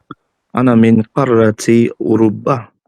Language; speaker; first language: Arabic; non-native, learner; English